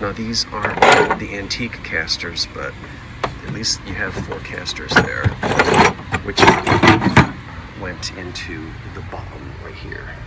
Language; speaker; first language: English; native; English